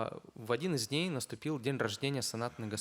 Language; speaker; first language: Russian; native; Russian